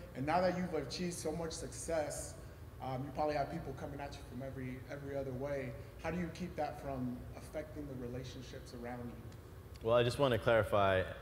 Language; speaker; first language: English; native; English